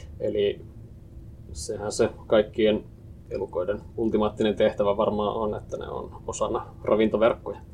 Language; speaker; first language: Finnish; native; Finnish